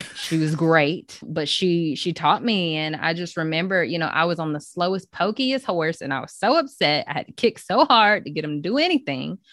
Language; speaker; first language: English; native; English